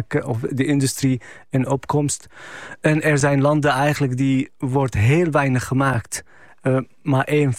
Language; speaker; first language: Dutch; non-native, fluent; Arabic